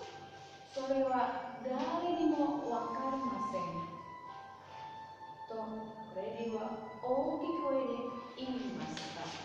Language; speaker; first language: Japanese; non-native, learner; Indonesian